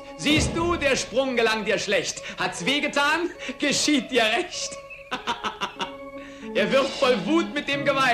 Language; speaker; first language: German; native; German